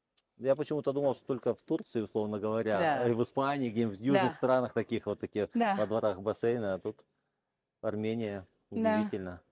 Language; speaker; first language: Russian; native; Russian